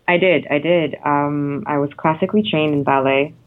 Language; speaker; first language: English; non-native, fluent; Italian